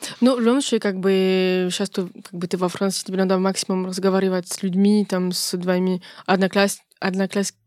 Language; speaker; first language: Russian; non-native, fluent; French